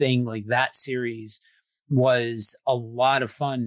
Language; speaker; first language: English; native; English